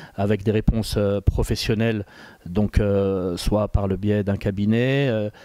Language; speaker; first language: French; native; French